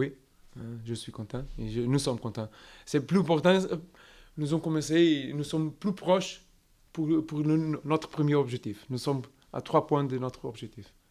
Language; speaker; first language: French; non-native, learner; Portuguese